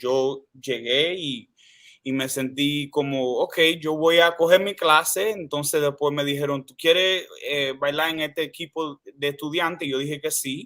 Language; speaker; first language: Spanish; early bilingual, heritage; Spanish